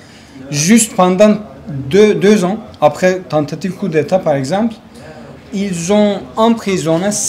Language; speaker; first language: French; non-native, learner; Kurdish